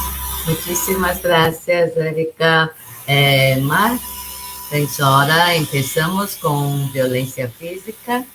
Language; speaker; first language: Spanish; non-native, local second language; Portuguese